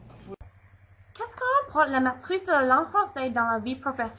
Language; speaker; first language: French; non-native, learner; English